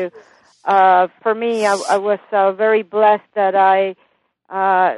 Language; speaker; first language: English; non-native, fluent; Italian